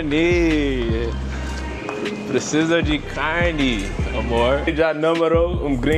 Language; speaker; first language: Portuguese; non-native, learner; English